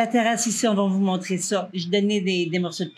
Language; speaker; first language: French; native; French